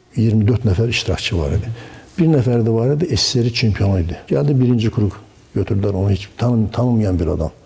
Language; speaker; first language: Azerbaijani; native; Azerbaijani